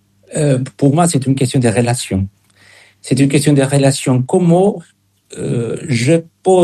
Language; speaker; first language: French; non-native, fluent; Spanish